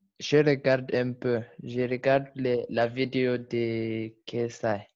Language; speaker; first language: French; non-native, learner; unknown